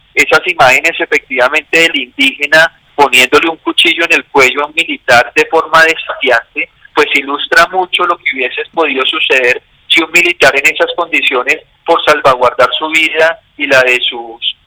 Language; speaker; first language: Spanish; native; Spanish